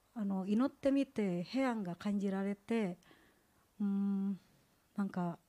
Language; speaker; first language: Japanese; non-native, fluent; Indonesian